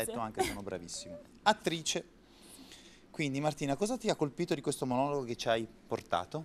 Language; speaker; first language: Italian; native; Italian